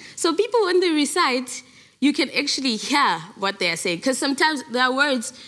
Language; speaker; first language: English; non-native, local second language; Zulu